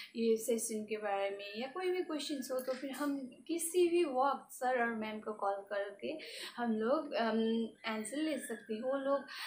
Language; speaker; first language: Hindi; non-native, local second language; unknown